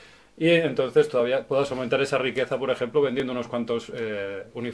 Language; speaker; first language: Spanish; native; Spanish